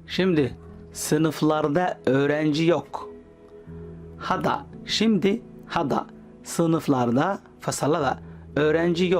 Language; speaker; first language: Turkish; non-native, fluent; Somali